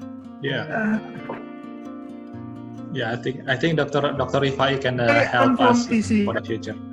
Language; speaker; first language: English; non-native, learner; Indonesian